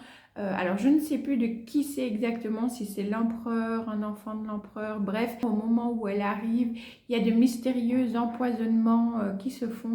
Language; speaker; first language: French; native; French